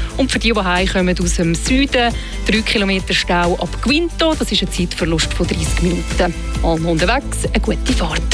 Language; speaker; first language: German; native; German